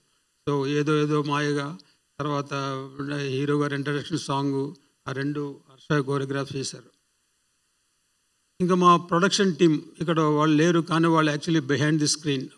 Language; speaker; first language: Telugu; native; Telugu